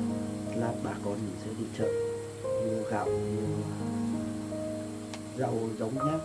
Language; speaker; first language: Vietnamese; native; Vietnamese